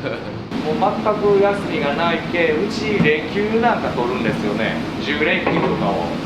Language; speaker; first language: Japanese; native; Japanese